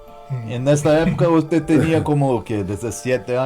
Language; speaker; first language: Spanish; non-native, learner; Portuguese